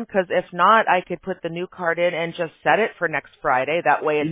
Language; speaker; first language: English; native; English